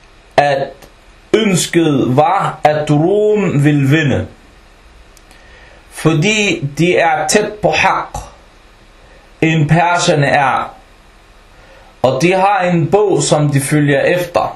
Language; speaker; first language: Danish; early bilingual, other home language; Arabic